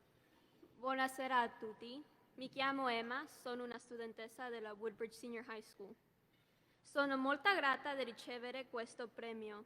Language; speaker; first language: Italian; non-native, learner; English